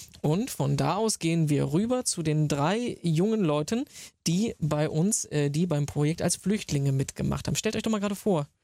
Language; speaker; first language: German; native; German